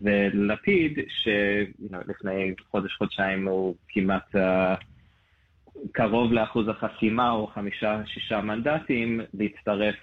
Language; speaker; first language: Hebrew; non-native, fluent; English